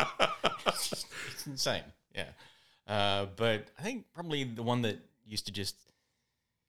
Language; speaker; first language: English; native; English